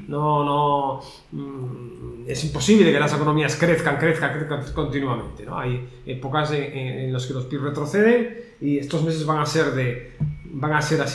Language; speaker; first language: Spanish; native; Spanish